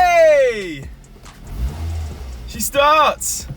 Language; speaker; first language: English; native; English